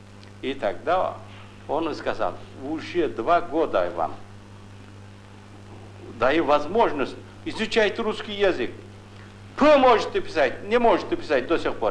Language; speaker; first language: Russian; non-native, local second language; Kyrgyz